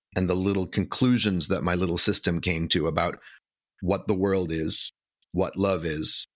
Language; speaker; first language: English; native; English